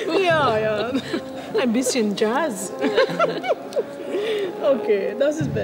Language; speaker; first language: German; non-native, learner; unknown